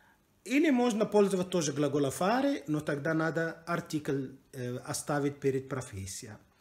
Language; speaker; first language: Russian; non-native, learner; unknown